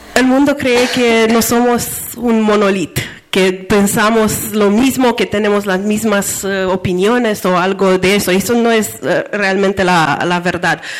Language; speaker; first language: Spanish; non-native, fluent; Romanian